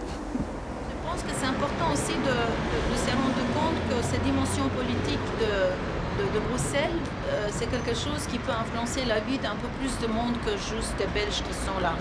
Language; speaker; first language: French; non-native, fluent; Serbian